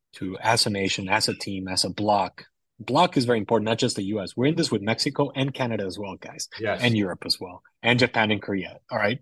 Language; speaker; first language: English; native; English